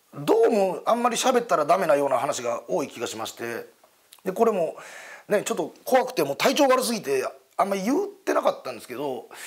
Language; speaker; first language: Japanese; native; Japanese